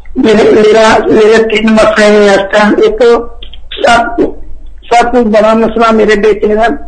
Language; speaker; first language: Urdu; non-native, local second language; Punjabi